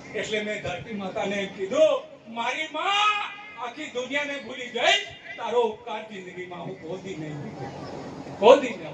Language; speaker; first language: Gujarati; non-native, local second language; Vasavi